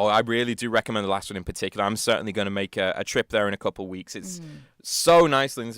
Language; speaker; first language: English; native; English